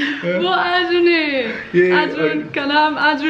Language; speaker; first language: Hindi; non-native, learner; German